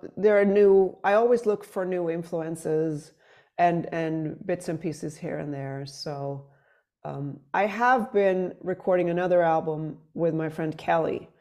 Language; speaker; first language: English; non-native, fluent; Swedish